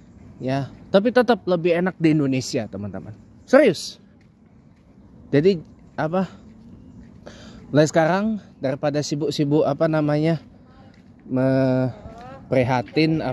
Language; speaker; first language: Indonesian; native; Indonesian